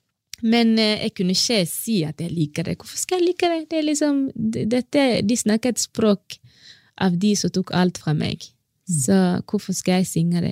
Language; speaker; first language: Norwegian; non-native, fluent; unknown